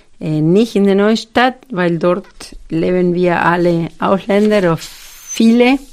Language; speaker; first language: German; non-native, fluent; Spanish